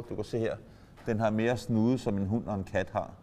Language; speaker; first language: Danish; native; Danish